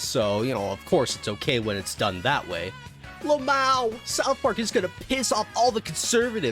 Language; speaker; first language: English; native; English